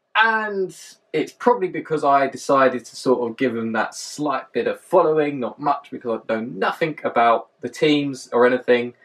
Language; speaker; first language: English; native; English